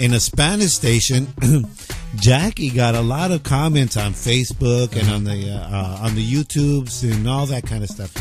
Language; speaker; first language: English; early bilingual, other home language; Spanish